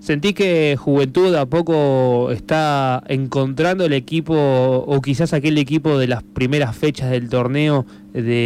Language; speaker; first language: Spanish; native; Spanish